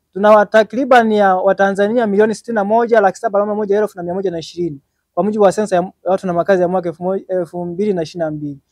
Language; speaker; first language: Swahili; native; Swahili